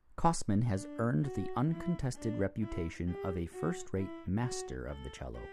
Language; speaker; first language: English; native; English